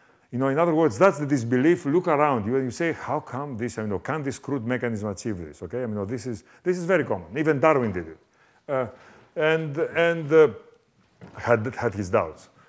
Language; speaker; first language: English; non-native, fluent; Greek